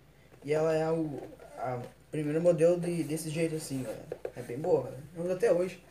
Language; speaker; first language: Portuguese; native; Portuguese